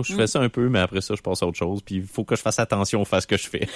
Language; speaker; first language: French; native; French